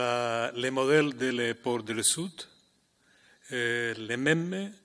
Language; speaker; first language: French; non-native, learner; Spanish